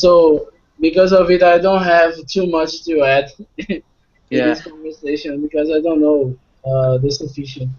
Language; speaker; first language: English; non-native, fluent; Portuguese